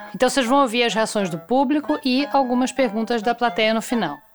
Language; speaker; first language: Portuguese; native; Portuguese